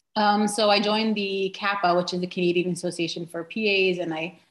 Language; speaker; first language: English; native; English